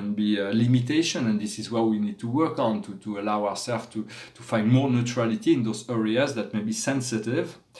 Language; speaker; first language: English; non-native, fluent; French